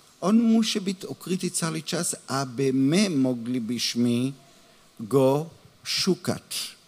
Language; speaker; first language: Polish; non-native, learner; Hebrew